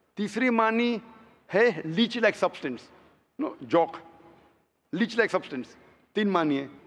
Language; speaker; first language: Hindi; non-native, local second language; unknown